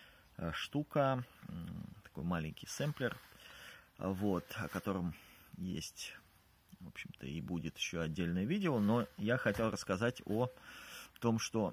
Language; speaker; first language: Russian; native; Russian